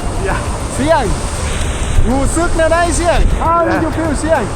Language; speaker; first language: English; non-native, learner; Lao